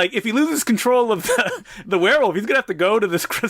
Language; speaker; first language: English; native; English